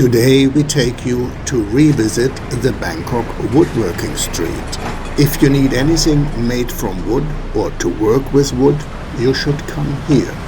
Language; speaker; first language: English; non-native, fluent; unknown